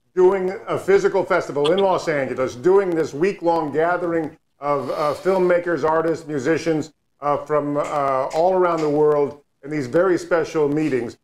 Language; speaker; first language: English; native; English